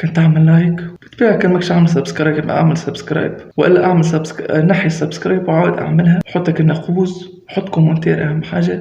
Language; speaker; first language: Arabic; native; Arabic